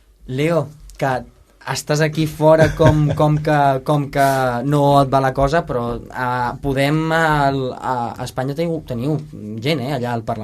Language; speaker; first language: Catalan; native; Catalan